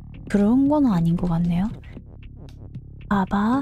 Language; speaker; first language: Korean; native; Korean